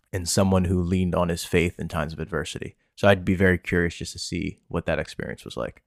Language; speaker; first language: English; native; English